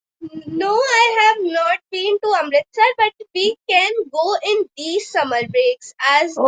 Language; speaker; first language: English; non-native, local second language; Hindi